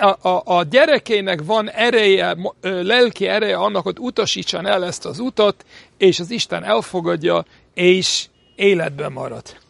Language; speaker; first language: Hungarian; non-native, fluent; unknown